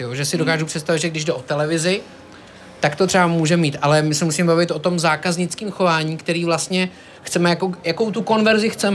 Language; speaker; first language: Czech; native; Czech